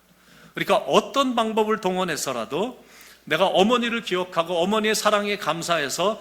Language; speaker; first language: Korean; native; Korean